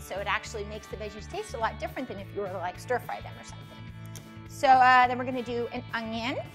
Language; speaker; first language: English; native; English